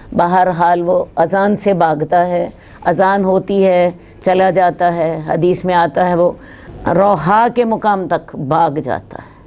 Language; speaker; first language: Urdu; non-native, local second language; Punjabi